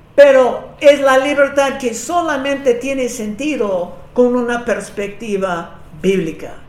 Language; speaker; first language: Spanish; non-native, fluent; English